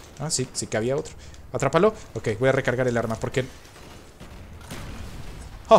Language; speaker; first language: Spanish; native; Spanish